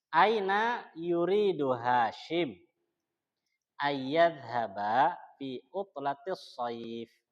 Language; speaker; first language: Arabic; non-native, fluent; Indonesian